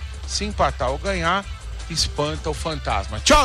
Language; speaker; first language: Portuguese; native; Portuguese